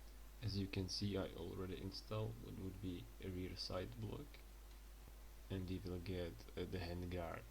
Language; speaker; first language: English; non-native, fluent; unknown